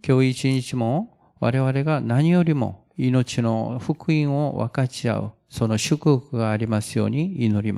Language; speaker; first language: Japanese; non-native, fluent; Korean